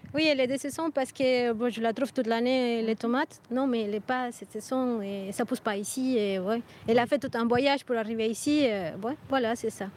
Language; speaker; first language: French; non-native, fluent; Spanish